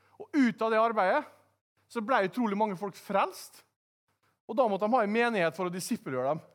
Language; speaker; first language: Norwegian; native; Norwegian